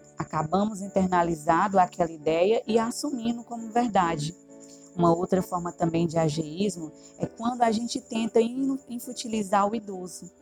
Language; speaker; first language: Portuguese; native; Portuguese